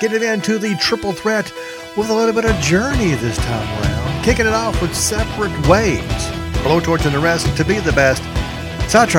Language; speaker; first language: English; native; English